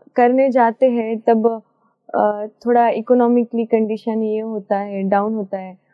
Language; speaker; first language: Hindi; non-native, local second language; Marathi